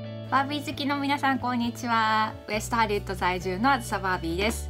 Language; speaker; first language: Japanese; native; Japanese